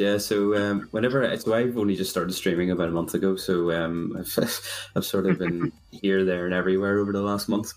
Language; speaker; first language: English; native; English